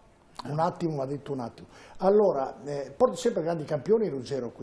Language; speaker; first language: Italian; native; Italian